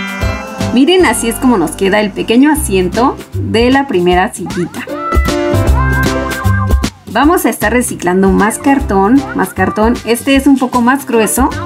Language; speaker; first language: Spanish; native; Spanish